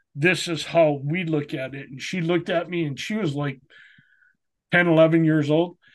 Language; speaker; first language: English; native; English